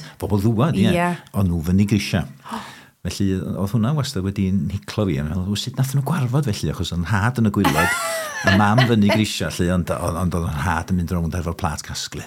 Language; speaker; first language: Welsh; early bilingual, heritage; Welsh